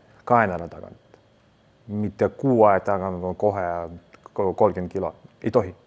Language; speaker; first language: Estonian; non-native, learner; Russian